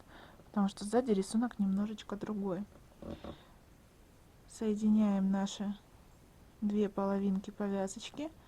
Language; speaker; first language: Russian; native; Russian